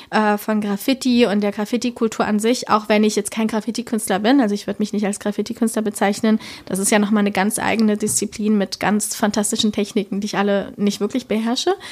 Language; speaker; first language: German; early bilingual, other home language; Spanish